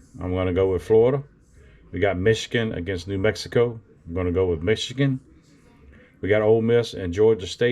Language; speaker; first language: English; native; English